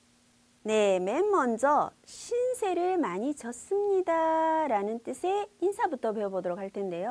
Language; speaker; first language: Korean; native; Korean